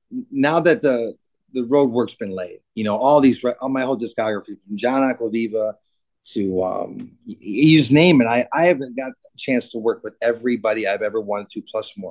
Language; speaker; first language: English; native; English